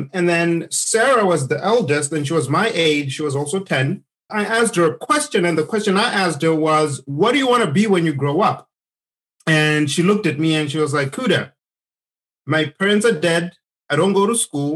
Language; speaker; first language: English; non-native, local second language; Shona